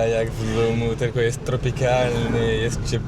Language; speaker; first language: Polish; non-native, learner; French